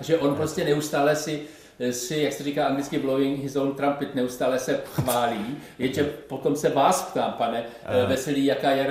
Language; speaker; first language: Czech; native; Czech